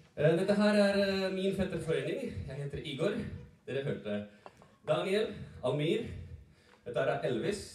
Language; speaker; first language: Norwegian; early bilingual, other home language; Serbian